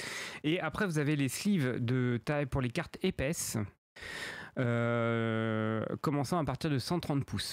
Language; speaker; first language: French; native; French